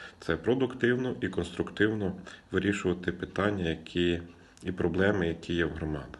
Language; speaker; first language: Ukrainian; native; Ukrainian